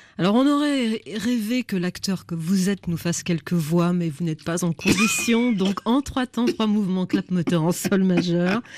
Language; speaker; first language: French; native; French